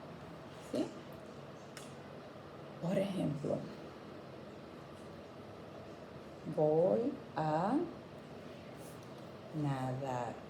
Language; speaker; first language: Spanish; non-native, fluent; English